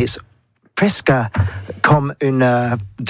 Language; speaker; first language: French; non-native, learner; English